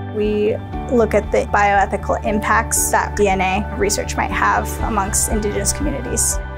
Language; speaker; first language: English; native; English